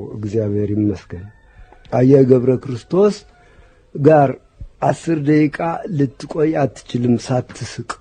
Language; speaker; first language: Amharic; non-native, local second language; Tigrinya